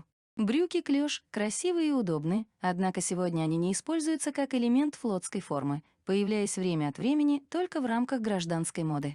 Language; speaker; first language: Russian; native; Russian